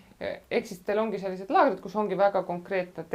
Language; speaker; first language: Estonian; native; Estonian